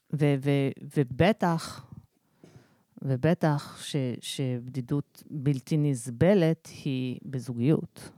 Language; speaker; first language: Hebrew; early bilingual, other home language; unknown